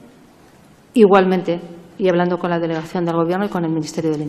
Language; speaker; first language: Spanish; native; Spanish